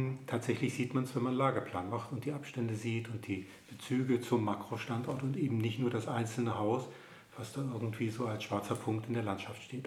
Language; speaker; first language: German; native; German